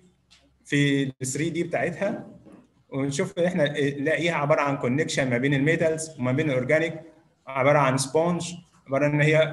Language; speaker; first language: Arabic; native; Arabic